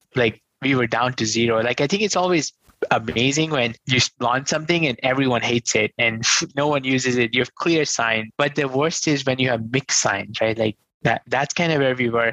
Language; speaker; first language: English; non-native, local second language; Hindi